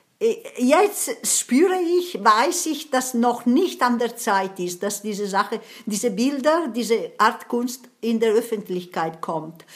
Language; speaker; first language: German; non-native, fluent; Italian